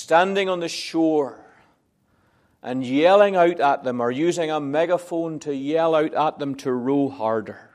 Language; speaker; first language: English; native; English